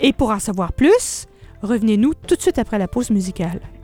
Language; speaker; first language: French; native; French